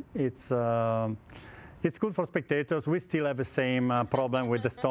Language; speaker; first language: English; non-native, fluent; Italian